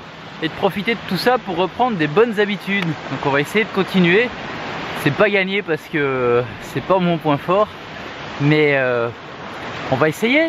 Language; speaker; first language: French; native; French